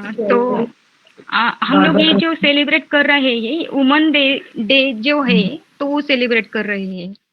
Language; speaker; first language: Hindi; non-native, local second language; Marathi